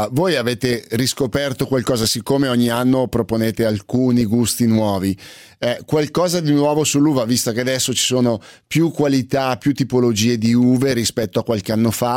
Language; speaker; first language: Italian; native; Italian